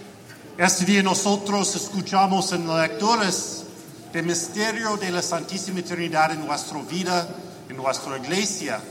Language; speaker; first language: Spanish; non-native, learner; English